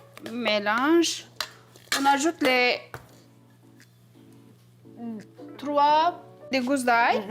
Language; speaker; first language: French; non-native, learner; Turkish